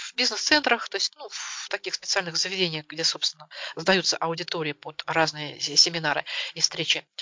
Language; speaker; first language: Russian; native; Russian